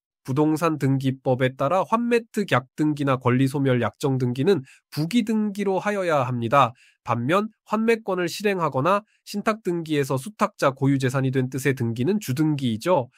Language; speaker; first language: Korean; native; Korean